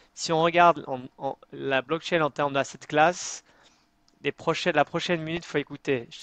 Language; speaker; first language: French; native; French